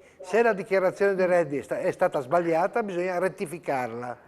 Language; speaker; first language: Italian; native; Italian